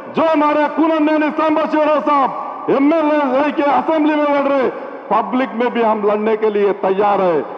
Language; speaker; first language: Hindi; non-native, local second language; Telugu